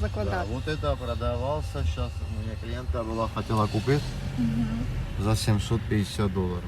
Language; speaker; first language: Russian; non-native, fluent; Georgian